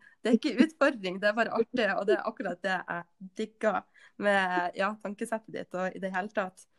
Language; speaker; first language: Norwegian; native; Norwegian